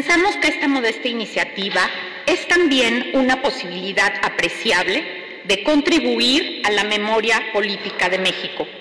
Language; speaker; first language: Spanish; native; Spanish